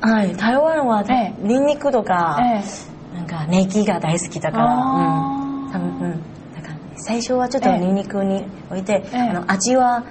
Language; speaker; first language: Japanese; non-native, learner; Chinese